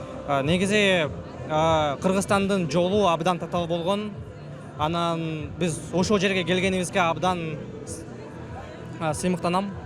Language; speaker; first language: Kyrgyz; early bilingual, heritage; Kyrgyz